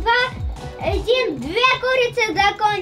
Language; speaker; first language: Russian; early bilingual, heritage; Russian